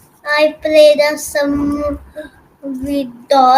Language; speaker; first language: English; non-native, learner; Hindi